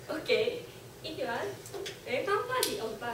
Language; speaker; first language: English; non-native, learner; Japanese